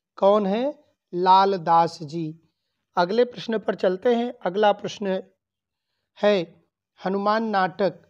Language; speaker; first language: Hindi; native; Hindi